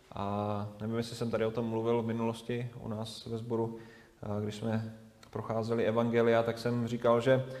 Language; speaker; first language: Czech; native; Czech